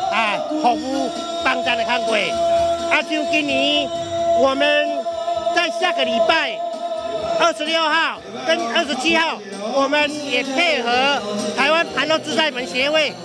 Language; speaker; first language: Chinese; non-native, local second language; Min Nan Chinese